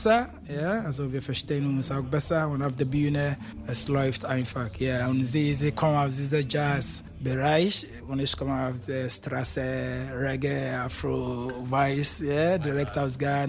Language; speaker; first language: German; non-native, fluent; Akan